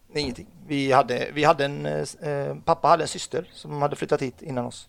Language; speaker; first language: Swedish; early bilingual, other home language; Arabic